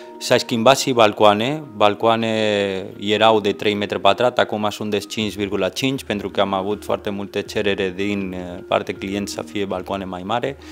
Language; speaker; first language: Romanian; non-native, fluent; Spanish